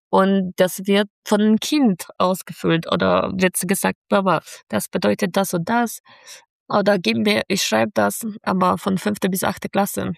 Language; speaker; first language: German; non-native, fluent; Polish